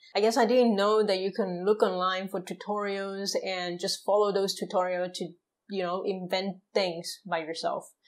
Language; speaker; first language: English; non-native, fluent; Spanish